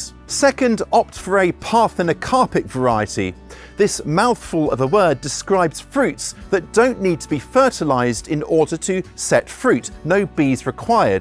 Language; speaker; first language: English; native; English